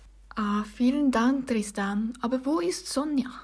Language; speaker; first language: German; non-native, learner; Norwegian